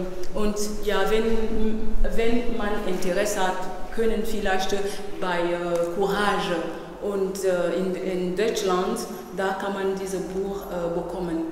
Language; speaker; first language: German; non-native, learner; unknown